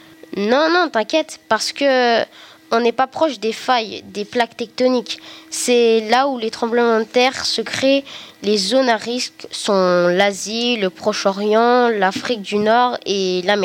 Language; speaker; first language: French; native; French